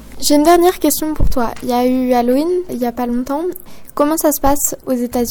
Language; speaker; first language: French; native; French